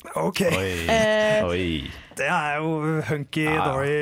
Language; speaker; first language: Norwegian; native; Norwegian